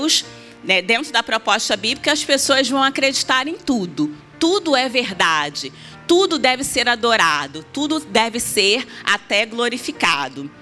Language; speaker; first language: Portuguese; native; Portuguese